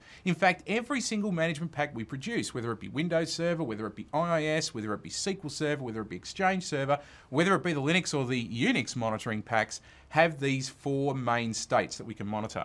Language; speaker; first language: English; native; English